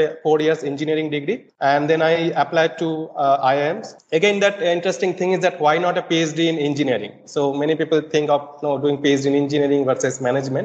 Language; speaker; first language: English; non-native, local second language; Bangla